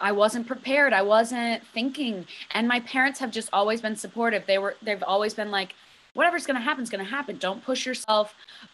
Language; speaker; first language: English; native; English